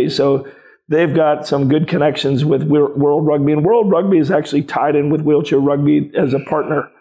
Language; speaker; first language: English; native; English